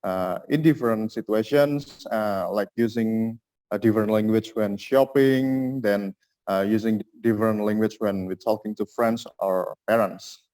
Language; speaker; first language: English; non-native, learner; Indonesian